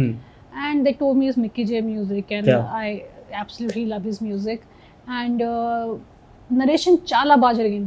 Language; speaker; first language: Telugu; non-native, fluent; Hindi